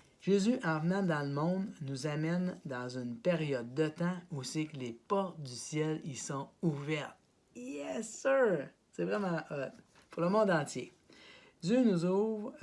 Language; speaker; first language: French; native; French